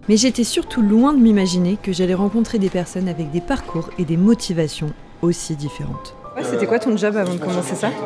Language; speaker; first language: French; native; French